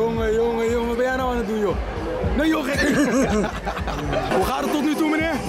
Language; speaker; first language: Dutch; native; Dutch